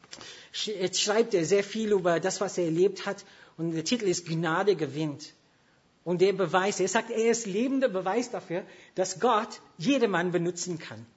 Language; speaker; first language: German; non-native, fluent; English